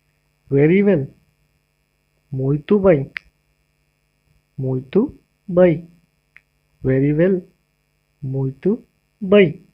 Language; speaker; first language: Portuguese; non-native, learner; English